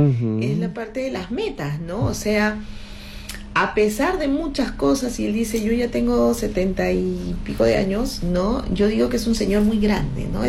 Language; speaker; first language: Spanish; native; Spanish